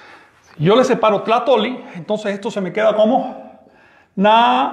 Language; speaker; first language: Spanish; native; Spanish